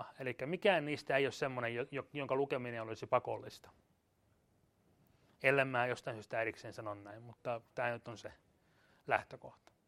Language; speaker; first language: Finnish; native; Finnish